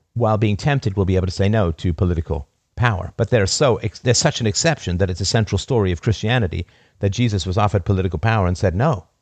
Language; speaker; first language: English; native; English